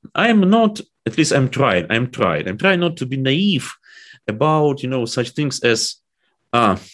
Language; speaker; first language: English; non-native, fluent; Ukrainian